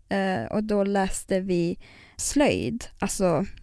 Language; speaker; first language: Swedish; non-native, local second language; Northern Sami